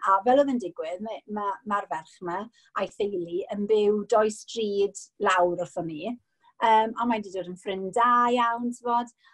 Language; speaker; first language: Welsh; non-native, local second language; English